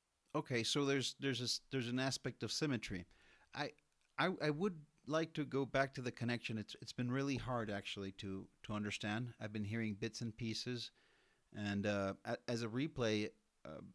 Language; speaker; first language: English; non-native, fluent; Spanish